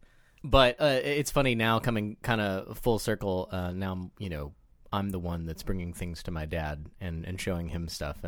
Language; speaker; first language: English; native; English